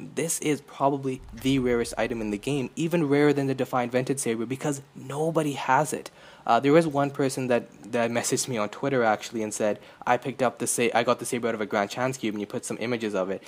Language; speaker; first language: English; native; English